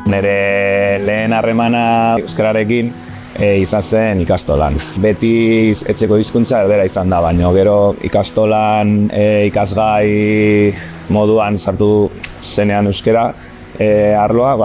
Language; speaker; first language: Basque; non-native, local second language; Spanish